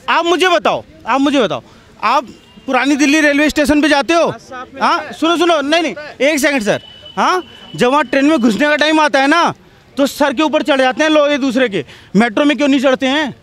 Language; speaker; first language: Hindi; native; Hindi